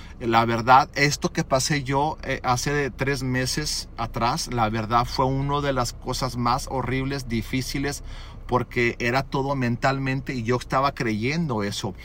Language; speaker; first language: Spanish; early bilingual, other home language; English